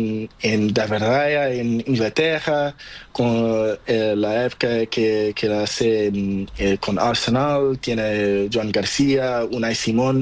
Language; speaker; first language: Spanish; non-native, learner; Portuguese